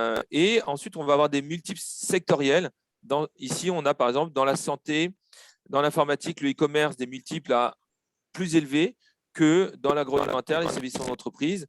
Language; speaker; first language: French; native; French